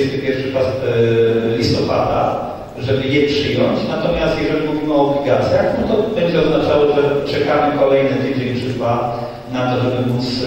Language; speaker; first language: Polish; native; Polish